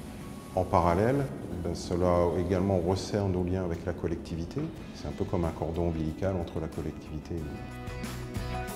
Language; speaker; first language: French; native; French